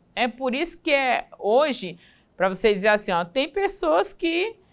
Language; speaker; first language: Portuguese; native; Portuguese